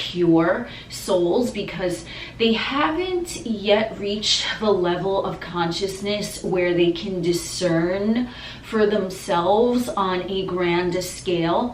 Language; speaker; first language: English; native; English